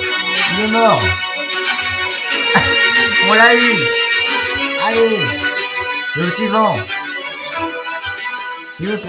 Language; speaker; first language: French; native; French